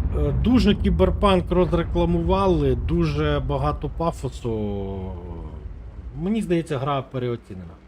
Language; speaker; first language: Ukrainian; non-native, local second language; Russian